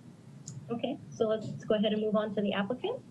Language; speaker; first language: English; native; English